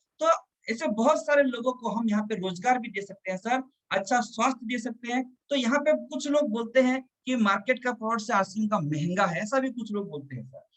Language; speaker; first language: Hindi; non-native, local second language; Telugu